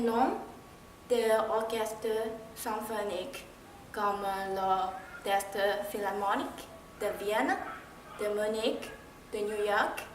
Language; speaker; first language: French; non-native, learner; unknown